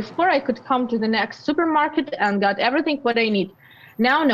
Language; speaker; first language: English; non-native, learner; Russian